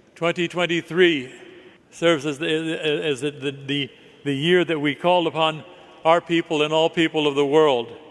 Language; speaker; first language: English; native; English